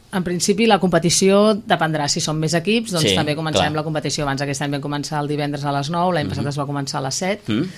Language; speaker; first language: Catalan; native; Catalan